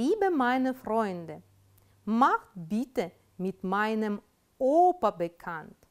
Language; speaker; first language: German; non-native, fluent; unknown